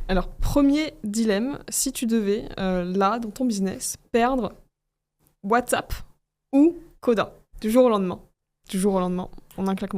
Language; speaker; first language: French; native; French